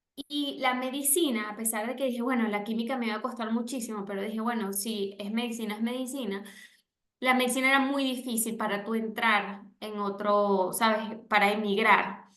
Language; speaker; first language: Spanish; native; Spanish